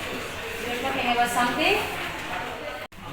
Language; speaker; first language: English; non-native, learner; Indonesian